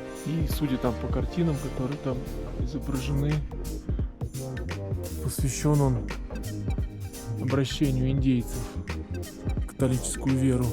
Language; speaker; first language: Russian; native; Russian